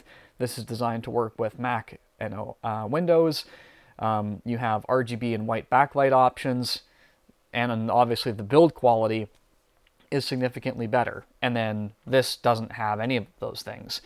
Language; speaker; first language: English; native; English